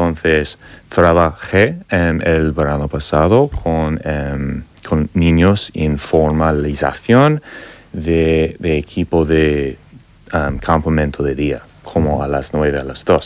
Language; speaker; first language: Spanish; non-native, learner; English